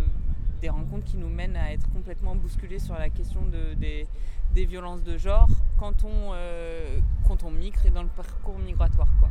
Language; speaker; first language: French; native; French